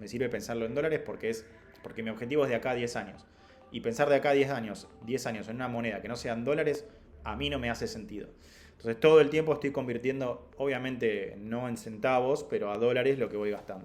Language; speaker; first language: Spanish; native; Spanish